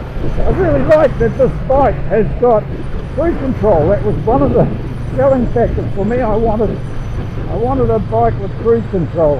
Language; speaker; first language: English; native; English